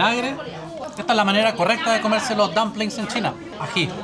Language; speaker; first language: Spanish; native; Spanish